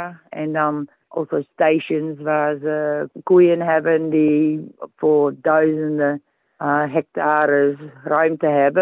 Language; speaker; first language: Dutch; early bilingual, heritage; Dutch